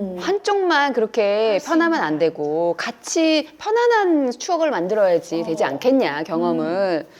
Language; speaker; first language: Korean; native; Korean